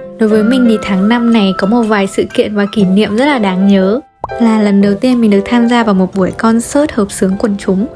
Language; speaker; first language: Vietnamese; native; Vietnamese